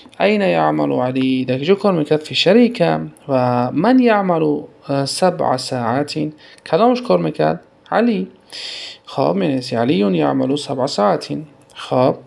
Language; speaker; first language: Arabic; non-native, fluent; Tajik